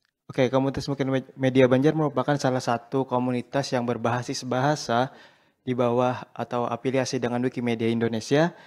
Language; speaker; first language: Indonesian; non-native, local second language; Banjar